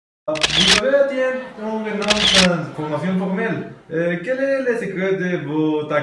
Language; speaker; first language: French; non-native, learner; Spanish